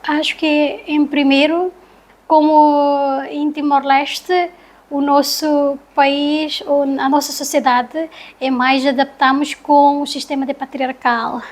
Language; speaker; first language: Portuguese; non-native, learner; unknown